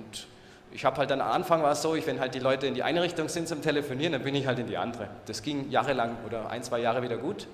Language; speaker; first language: German; native; German